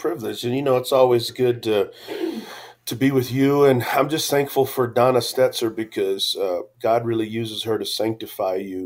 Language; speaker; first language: English; native; English